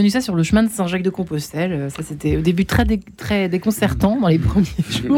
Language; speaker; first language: French; native; French